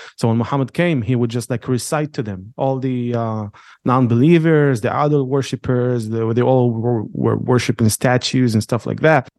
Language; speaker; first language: English; non-native, fluent; Arabic